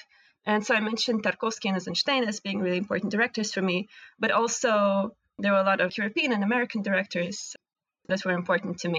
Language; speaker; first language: English; non-native, fluent; Russian